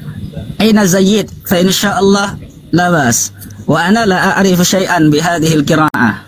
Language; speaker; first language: Arabic; non-native, learner; Indonesian